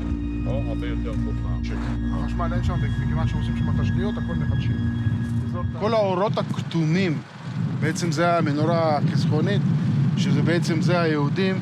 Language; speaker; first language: Hebrew; native; Hebrew